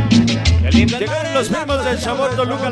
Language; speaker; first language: Spanish; native; Spanish